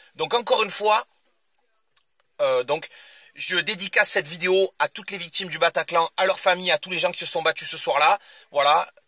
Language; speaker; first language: French; native; French